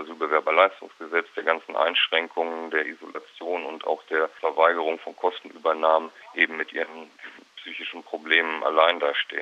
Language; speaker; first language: German; native; German